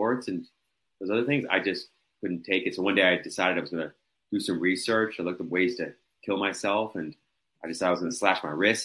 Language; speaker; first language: English; native; English